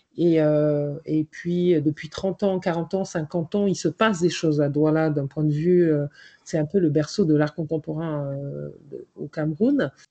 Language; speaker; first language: French; native; French